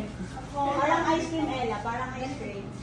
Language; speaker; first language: Filipino; native; Filipino